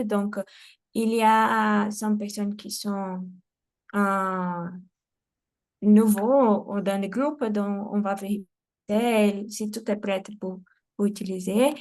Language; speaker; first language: French; non-native, fluent; Portuguese